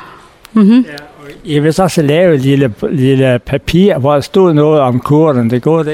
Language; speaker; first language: Danish; native; Danish